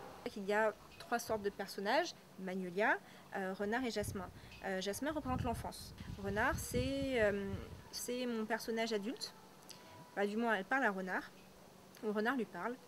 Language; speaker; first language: French; native; French